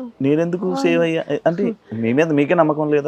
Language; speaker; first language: Telugu; native; Telugu